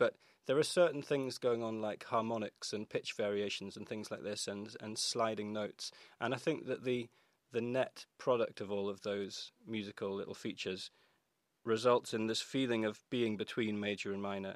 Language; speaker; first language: English; native; English